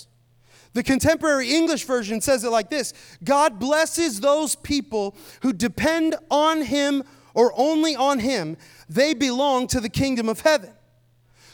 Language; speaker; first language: English; native; English